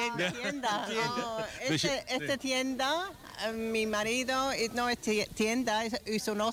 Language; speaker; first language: Spanish; non-native, learner; English